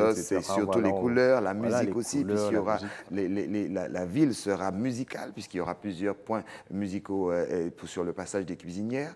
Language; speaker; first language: French; native; French